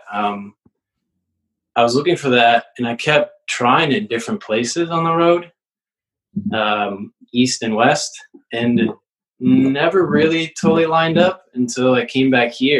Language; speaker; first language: English; native; English